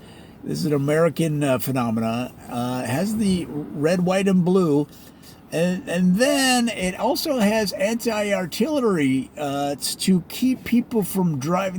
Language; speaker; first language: English; native; English